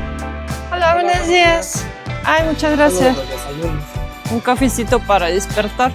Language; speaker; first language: Spanish; non-native, fluent; Russian